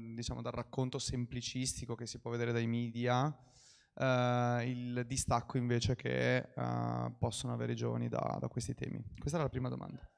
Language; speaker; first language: Italian; native; Italian